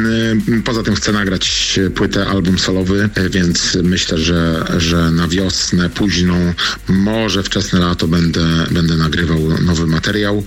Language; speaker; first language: Polish; native; Polish